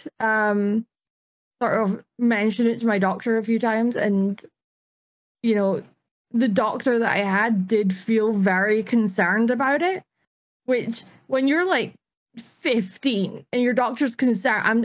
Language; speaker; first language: English; native; English